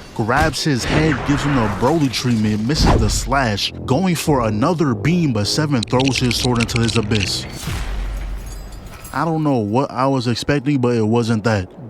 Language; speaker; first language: English; native; English